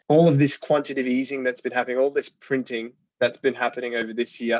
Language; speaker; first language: English; native; English